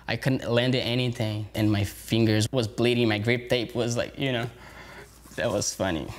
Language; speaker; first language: English; non-native, learner; Portuguese